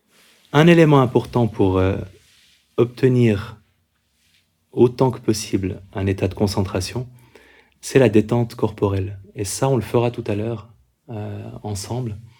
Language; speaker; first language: French; native; French